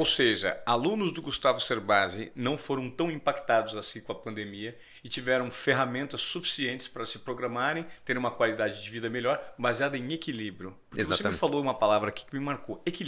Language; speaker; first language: Portuguese; native; Portuguese